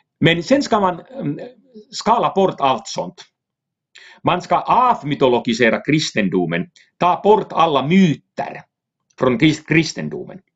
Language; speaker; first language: Swedish; non-native, local second language; Finnish